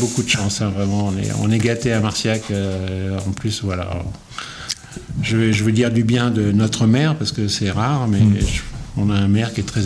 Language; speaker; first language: French; native; French